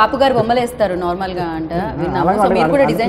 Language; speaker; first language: Telugu; native; Telugu